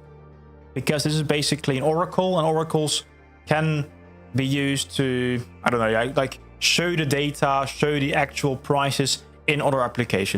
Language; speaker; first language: English; non-native, fluent; Dutch